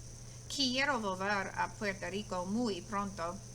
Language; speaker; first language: Spanish; non-native, fluent; English